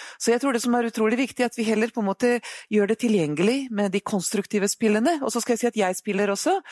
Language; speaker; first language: Norwegian; non-native, fluent; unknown